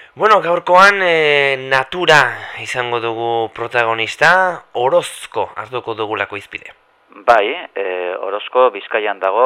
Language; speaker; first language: Basque; native; Basque